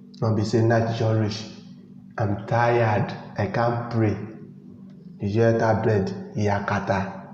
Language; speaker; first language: Nigerian Pidgin; native; Nigerian Pidgin